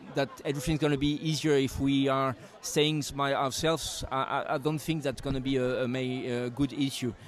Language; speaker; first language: English; non-native, fluent; French